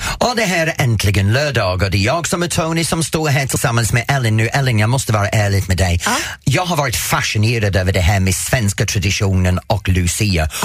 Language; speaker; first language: Swedish; non-native, fluent; English